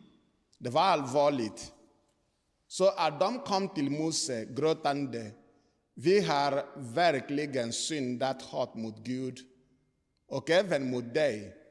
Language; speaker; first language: Swedish; non-native, fluent; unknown